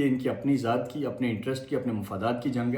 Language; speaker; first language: Urdu; native; Urdu